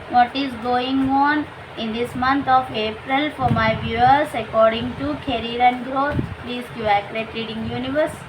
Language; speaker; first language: English; non-native, local second language; Telugu